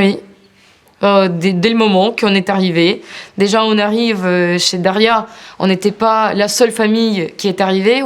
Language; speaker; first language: French; non-native, fluent; Ukrainian